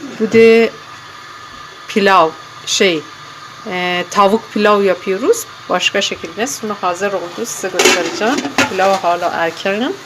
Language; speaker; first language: Turkish; non-native, learner; Persian